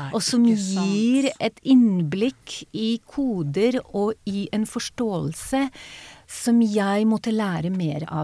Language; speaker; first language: Norwegian; non-native, fluent; Hebrew